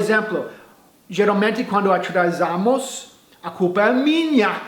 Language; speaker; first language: Portuguese; non-native, fluent; English